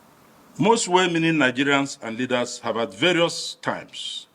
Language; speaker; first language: English; native; English